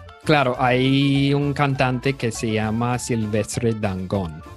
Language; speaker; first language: Spanish; non-native, fluent; English